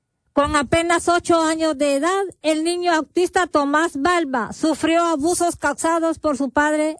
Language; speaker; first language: Spanish; native; Spanish